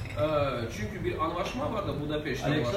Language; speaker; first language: Turkish; non-native, fluent; Russian